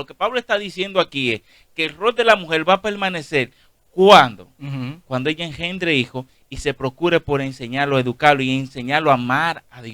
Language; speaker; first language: Spanish; native; Spanish